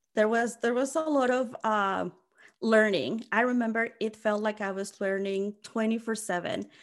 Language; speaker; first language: English; non-native, fluent; Spanish